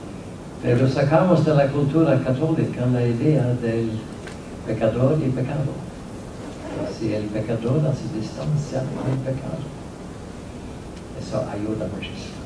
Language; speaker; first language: Spanish; non-native, fluent; Norwegian